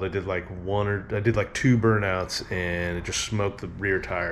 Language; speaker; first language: English; native; English